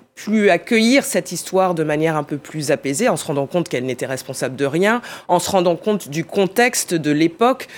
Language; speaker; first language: French; native; French